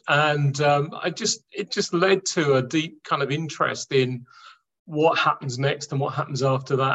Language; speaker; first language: English; native; English